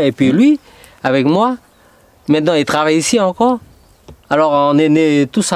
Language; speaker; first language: French; early bilingual, other home language; Vietnamese